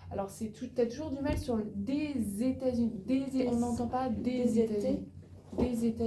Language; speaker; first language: French; native; French